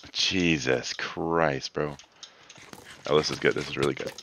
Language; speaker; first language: English; native; English